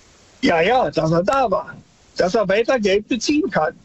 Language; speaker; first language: German; native; German